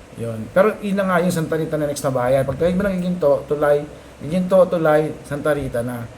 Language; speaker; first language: Filipino; native; Filipino